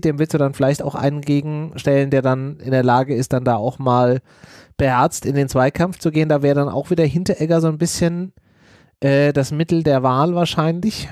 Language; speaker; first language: German; native; German